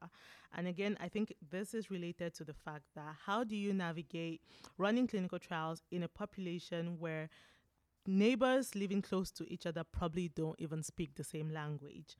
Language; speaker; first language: English; non-native, local second language; French